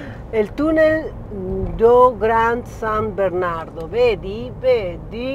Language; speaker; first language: Spanish; native; Spanish